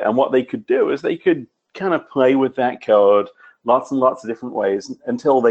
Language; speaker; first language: English; native; English